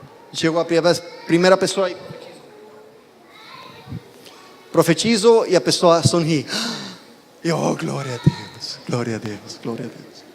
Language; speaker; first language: Portuguese; non-native, fluent; Spanish